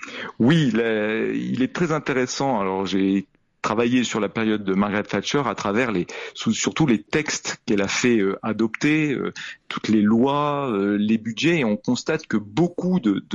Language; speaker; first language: French; native; French